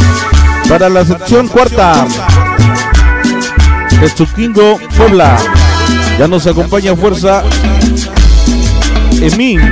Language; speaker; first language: Spanish; native; Spanish